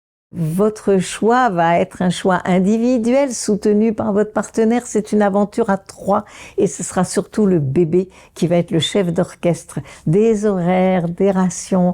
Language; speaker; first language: French; native; French